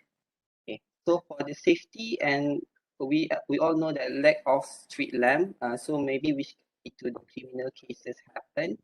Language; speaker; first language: English; non-native, local second language; Malay